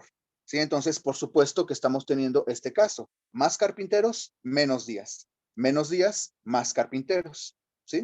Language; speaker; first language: Spanish; native; Spanish